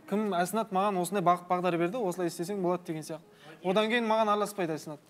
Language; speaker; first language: Kazakh; native; Kazakh